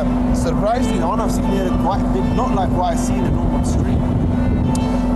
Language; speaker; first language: English; non-native, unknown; Arabic